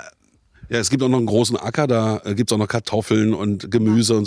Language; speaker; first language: German; native; German